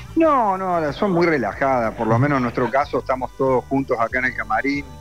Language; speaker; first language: Spanish; native; Spanish